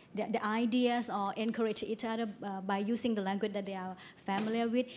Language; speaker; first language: English; non-native, learner; Thai